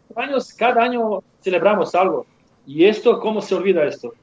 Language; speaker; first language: Spanish; non-native, fluent; Serbian